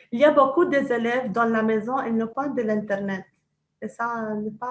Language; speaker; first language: French; non-native, local second language; Arabic